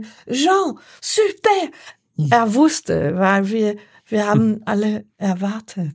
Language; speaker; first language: German; non-native, learner; French